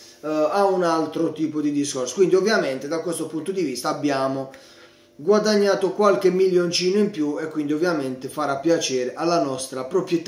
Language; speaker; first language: Italian; native; Italian